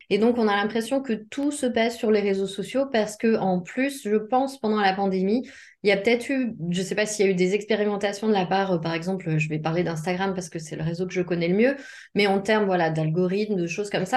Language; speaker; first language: French; native; French